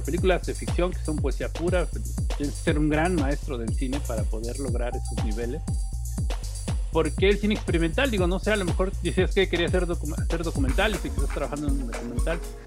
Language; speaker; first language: Spanish; native; Spanish